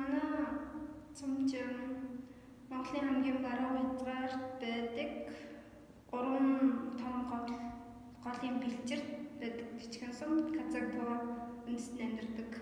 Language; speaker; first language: Mongolian; non-native, local second language; Tuvinian